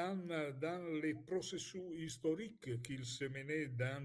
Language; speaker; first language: French; non-native, fluent; Italian